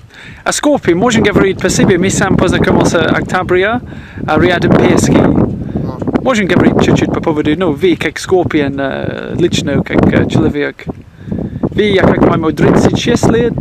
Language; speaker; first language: Russian; non-native, learner; English